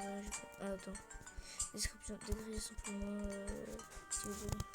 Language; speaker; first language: French; early bilingual, other home language; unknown